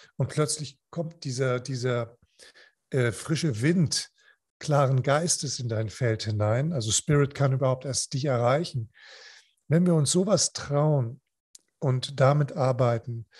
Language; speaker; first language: German; non-native, fluent; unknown